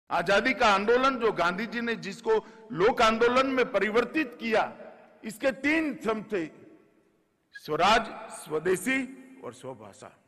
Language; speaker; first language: Hindi; non-native, local second language; Gujarati